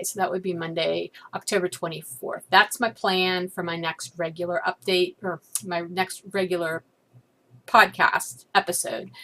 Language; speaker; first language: English; native; English